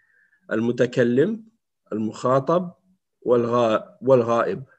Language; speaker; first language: Arabic; non-native, fluent; French